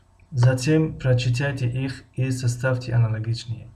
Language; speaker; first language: Russian; non-native, fluent; Tajik